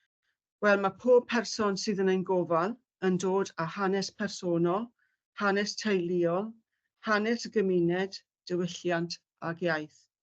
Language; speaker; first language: Welsh; native; Welsh